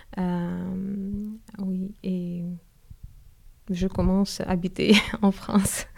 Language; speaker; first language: French; non-native, learner; Ukrainian